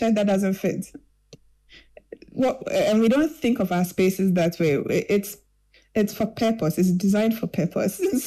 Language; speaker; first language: English; non-native, local second language; Akan